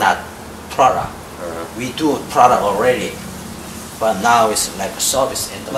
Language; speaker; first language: English; non-native, learner; Korean